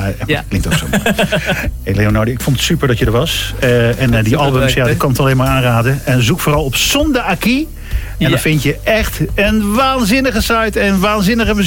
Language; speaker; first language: Dutch; native; Dutch